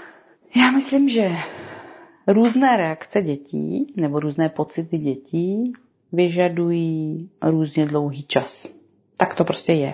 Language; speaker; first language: Czech; native; Czech